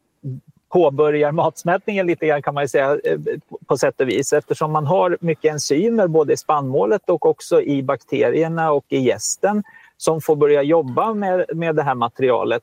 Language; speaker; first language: Swedish; native; Swedish